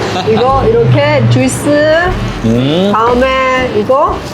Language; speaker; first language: Korean; non-native, learner; Persian